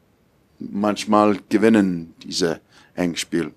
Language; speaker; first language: German; non-native, learner; English